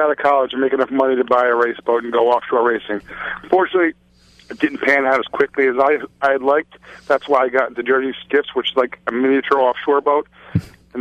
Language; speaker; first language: English; native; English